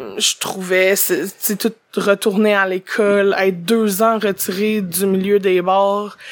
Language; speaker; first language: French; native; French